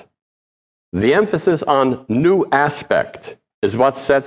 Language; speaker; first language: English; early bilingual, other home language; Polish